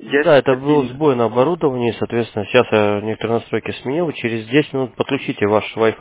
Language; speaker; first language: Russian; native; Russian